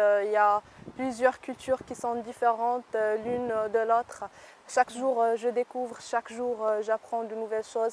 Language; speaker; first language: French; non-native, local second language; Arabic